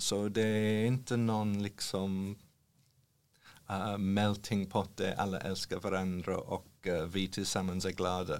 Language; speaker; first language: Swedish; non-native, fluent; English